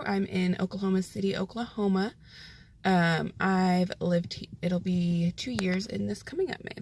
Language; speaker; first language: English; native; English